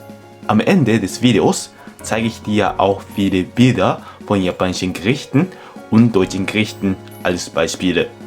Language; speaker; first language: German; non-native, fluent; Japanese